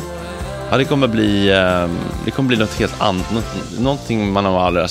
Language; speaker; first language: Swedish; native; Swedish